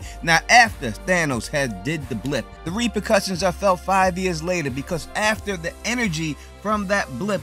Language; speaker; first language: English; native; English